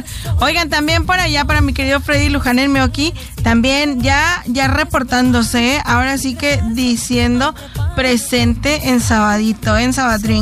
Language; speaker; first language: Spanish; native; Spanish